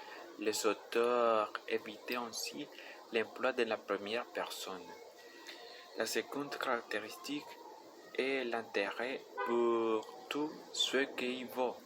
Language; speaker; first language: French; non-native, learner; Spanish